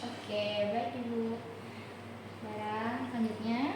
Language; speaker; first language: Indonesian; native; Indonesian